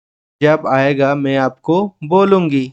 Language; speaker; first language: Hindi; non-native, learner; Bangla